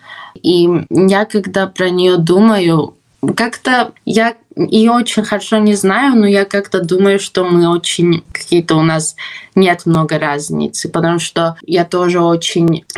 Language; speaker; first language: Russian; non-native, fluent; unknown